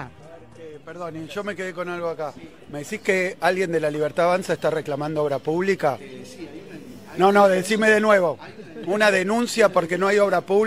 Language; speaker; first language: Spanish; native; Spanish